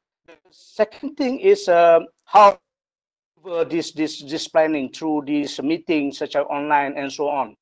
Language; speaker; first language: English; non-native, local second language; Malay